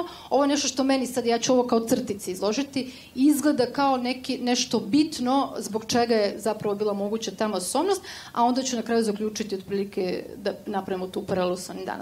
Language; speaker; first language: Serbian; native; Serbian